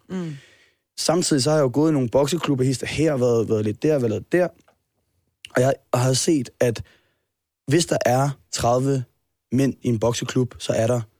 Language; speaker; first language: Danish; native; Danish